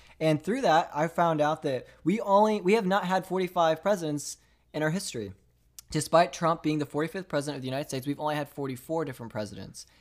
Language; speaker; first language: English; native; English